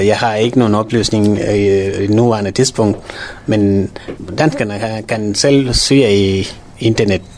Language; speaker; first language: Danish; non-native, learner; Tamil